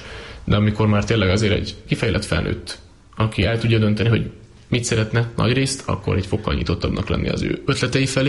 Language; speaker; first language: Hungarian; native; Hungarian